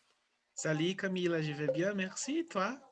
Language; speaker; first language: French; non-native, fluent; Portuguese